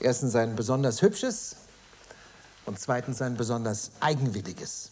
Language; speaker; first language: German; native; German